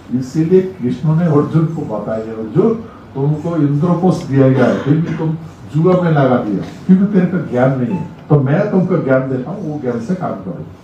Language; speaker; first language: Hindi; non-native, local second language; Rangpuri